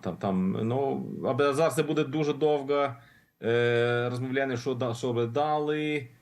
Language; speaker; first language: Ukrainian; non-native, learner; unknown